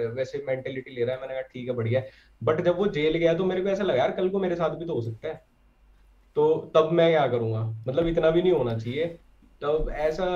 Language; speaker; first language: Hindi; native; Hindi